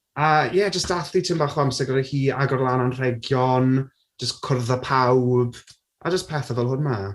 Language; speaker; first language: Welsh; non-native, local second language; English